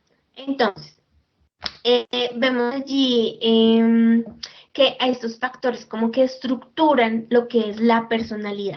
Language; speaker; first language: Spanish; native; Spanish